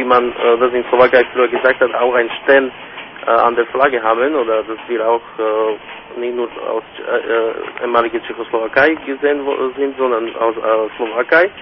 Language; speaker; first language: German; non-native, fluent; Slovak